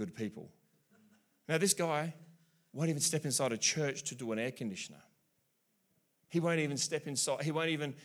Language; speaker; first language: English; native; English